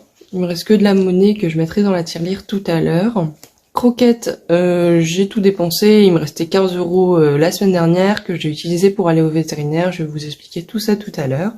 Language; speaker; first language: French; native; French